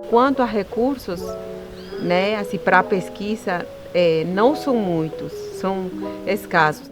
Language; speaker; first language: Portuguese; non-native, fluent; Spanish